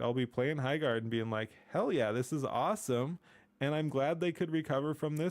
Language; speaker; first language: English; native; English